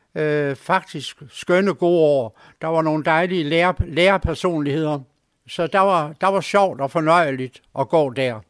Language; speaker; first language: Danish; native; Danish